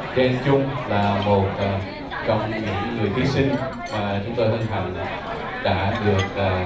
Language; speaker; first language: Vietnamese; native; Vietnamese